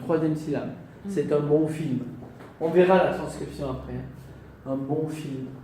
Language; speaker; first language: French; non-native, fluent; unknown